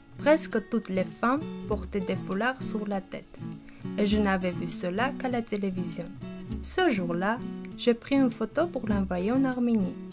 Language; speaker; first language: French; non-native, learner; Armenian